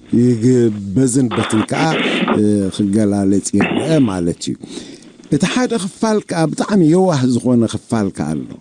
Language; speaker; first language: Tigrinya; native; Tigrinya